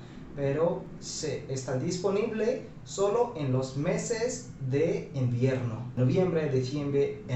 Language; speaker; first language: Spanish; non-native, fluent; Hindi